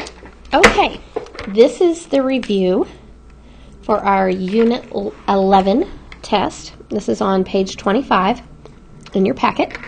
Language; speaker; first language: English; native; English